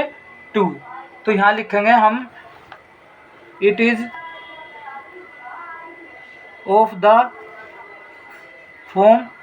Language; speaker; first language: Hindi; native; Hindi